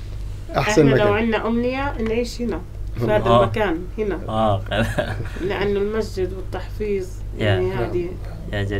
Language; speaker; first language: Arabic; native; Arabic